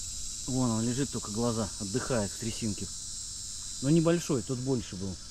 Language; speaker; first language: Russian; native; Russian